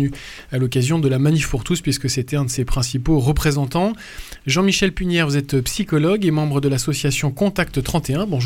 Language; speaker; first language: French; native; French